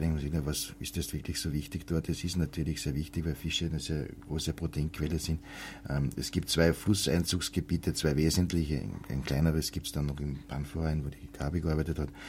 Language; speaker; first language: German; native; German